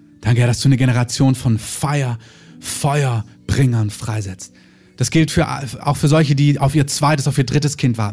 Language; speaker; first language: German; native; German